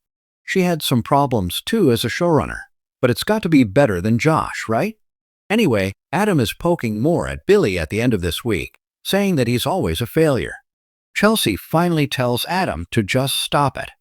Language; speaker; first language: English; native; English